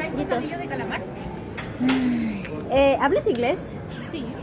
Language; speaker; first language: Spanish; non-native, learner; Filipino